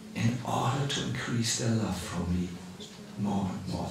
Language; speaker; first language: English; non-native, fluent; German